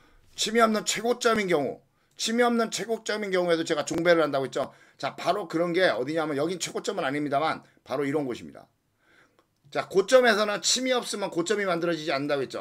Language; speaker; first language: Korean; native; Korean